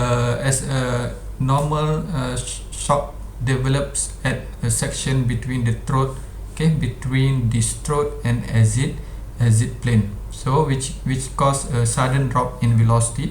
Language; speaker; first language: English; non-native, local second language; Malay